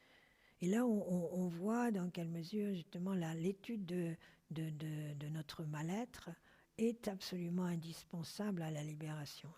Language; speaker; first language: French; native; French